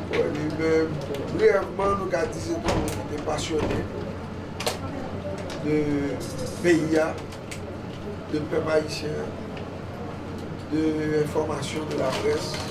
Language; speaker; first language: French; non-native, local second language; Haitian Creole